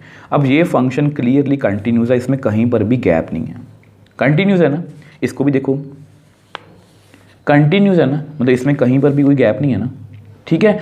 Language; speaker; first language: Hindi; native; Hindi